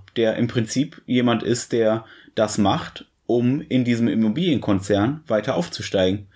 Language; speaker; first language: German; native; German